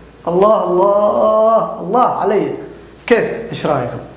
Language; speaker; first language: Arabic; native; Arabic